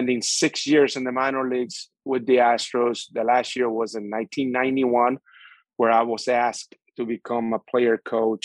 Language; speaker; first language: English; non-native, fluent; Spanish